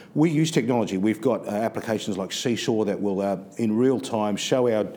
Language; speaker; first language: English; native; English